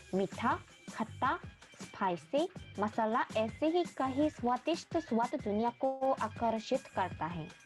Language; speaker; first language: Hindi; non-native, learner; Korean